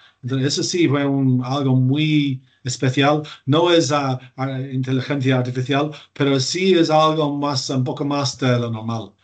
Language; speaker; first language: Spanish; non-native, fluent; English